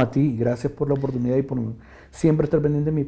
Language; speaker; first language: Spanish; native; Spanish